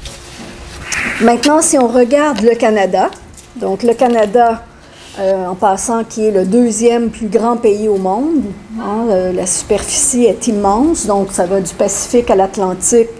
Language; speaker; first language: French; native; French